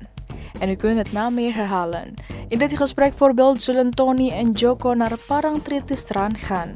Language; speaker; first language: Dutch; non-native, learner; Indonesian